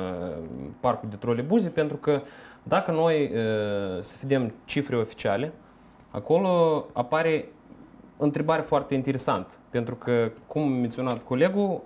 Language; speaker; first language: Romanian; non-native, local second language; Russian